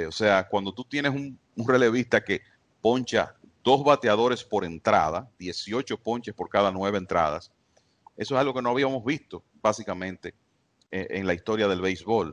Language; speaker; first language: Spanish; native; Spanish